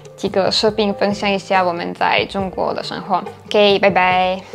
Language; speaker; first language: Chinese; non-native, fluent; Slovak